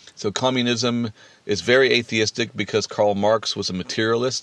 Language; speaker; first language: English; native; English